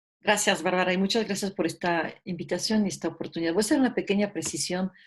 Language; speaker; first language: Spanish; early bilingual, heritage; French